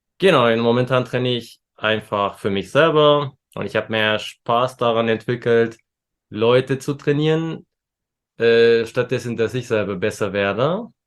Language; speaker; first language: German; early bilingual, other home language; Turkish